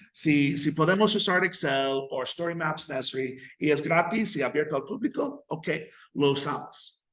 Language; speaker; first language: Spanish; non-native, fluent; English